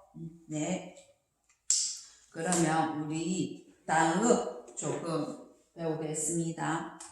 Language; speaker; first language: Korean; non-native, fluent; Chinese